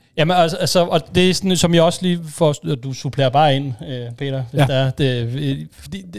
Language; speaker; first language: Danish; native; Danish